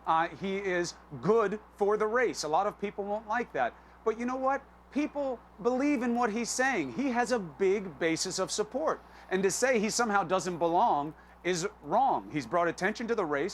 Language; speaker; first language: English; native; English